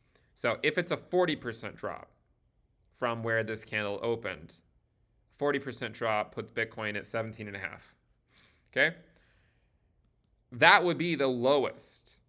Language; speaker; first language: English; native; English